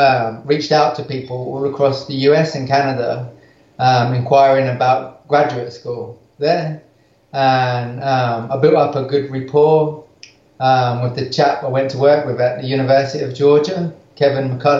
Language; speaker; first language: English; native; English